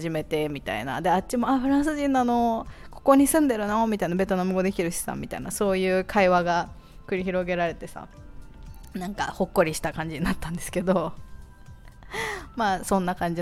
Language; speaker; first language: Japanese; native; Japanese